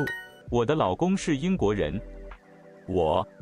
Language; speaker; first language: Chinese; non-native, learner; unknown